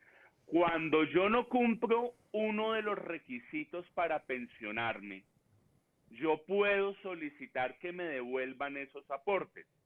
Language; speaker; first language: Spanish; native; Spanish